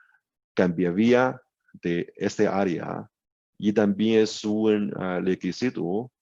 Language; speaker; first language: Spanish; non-native, learner; Chinese